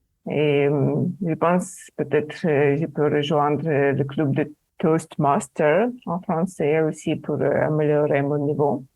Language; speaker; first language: French; non-native, fluent; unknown